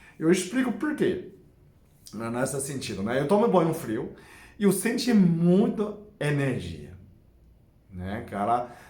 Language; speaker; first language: Portuguese; non-native, fluent; Chinese